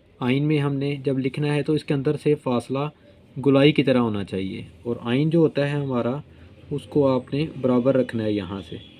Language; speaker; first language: Urdu; non-native, local second language; Punjabi